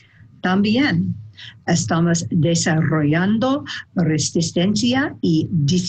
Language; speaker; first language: Spanish; non-native, learner; English